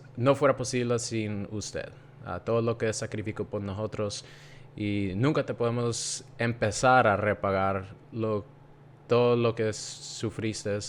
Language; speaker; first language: Spanish; early bilingual, heritage; Spanish